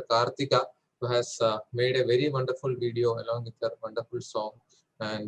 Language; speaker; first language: English; non-native, local second language; Malayalam